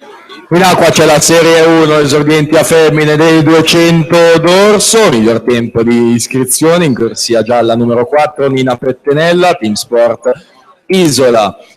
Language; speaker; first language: Italian; native; Italian